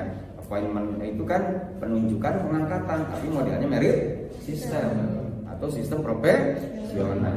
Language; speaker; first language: Indonesian; native; Indonesian